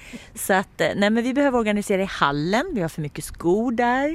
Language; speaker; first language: Swedish; native; Swedish